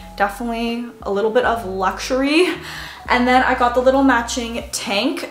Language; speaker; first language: English; native; English